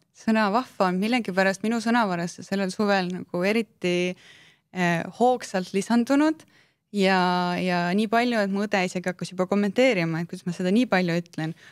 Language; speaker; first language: Estonian; native; Estonian